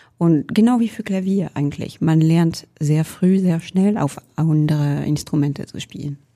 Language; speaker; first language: German; non-native, fluent; French